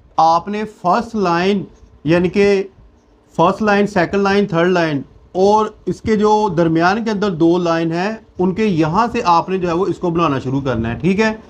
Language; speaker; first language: Urdu; native; Urdu